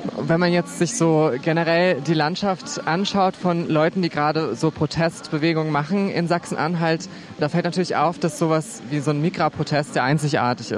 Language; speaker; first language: German; native; German